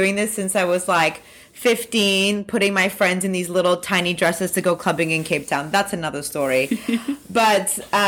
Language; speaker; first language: English; native; English